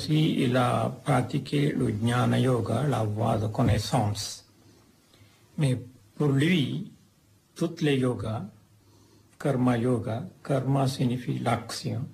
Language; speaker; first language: French; non-native, fluent; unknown